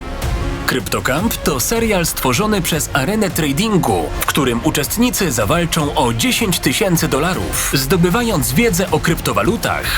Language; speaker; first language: Polish; native; Polish